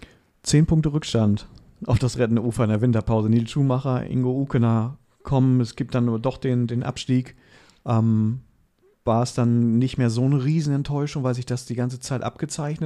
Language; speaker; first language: German; native; German